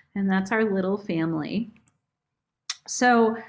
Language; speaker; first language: English; native; English